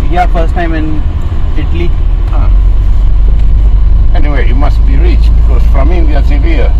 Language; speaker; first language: English; non-native, fluent; Romanian